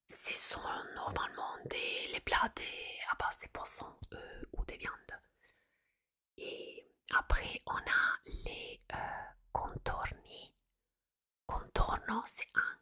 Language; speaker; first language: French; non-native, fluent; Italian